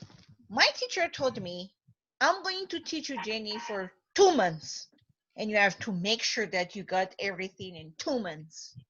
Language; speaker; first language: English; non-native, fluent; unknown